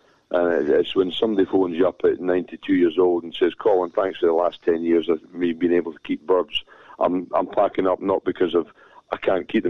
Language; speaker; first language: English; native; English